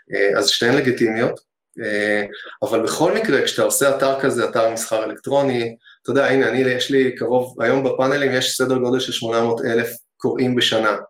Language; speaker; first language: Hebrew; native; Hebrew